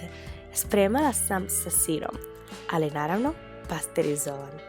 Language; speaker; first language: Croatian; non-native, fluent; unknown